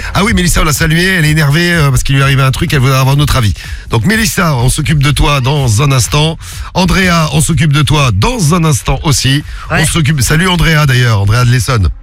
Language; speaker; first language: French; native; French